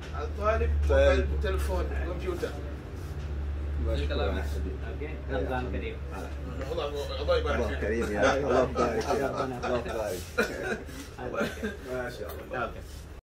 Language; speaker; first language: Arabic; non-native, learner; Urdu